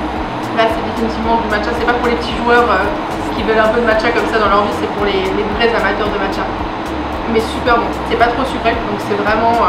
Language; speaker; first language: French; native; French